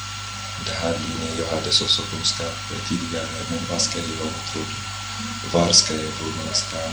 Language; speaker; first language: Swedish; non-native, fluent; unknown